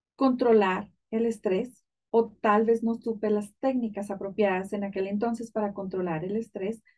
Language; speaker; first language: Spanish; native; Spanish